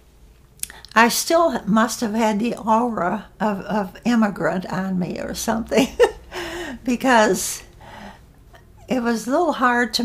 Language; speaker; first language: English; non-native, fluent; Dutch